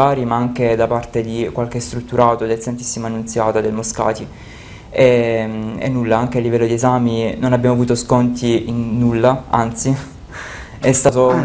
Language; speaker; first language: Italian; native; Italian